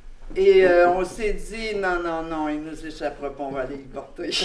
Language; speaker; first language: French; native; French